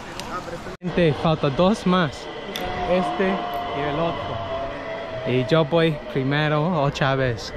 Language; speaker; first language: Spanish; non-native, learner; English